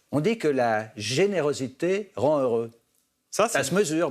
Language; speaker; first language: French; native; French